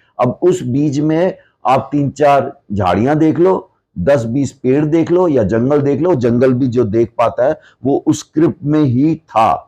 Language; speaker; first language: Hindi; non-native, local second language; Punjabi